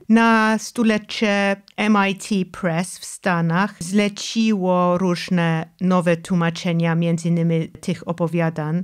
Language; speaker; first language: Polish; non-native, fluent; English